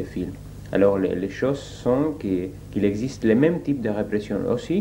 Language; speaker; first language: French; non-native, learner; Spanish